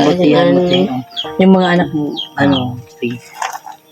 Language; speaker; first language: Filipino; non-native, local second language; Cebuano